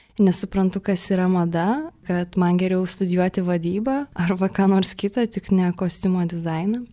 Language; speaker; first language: Lithuanian; early bilingual, heritage; Russian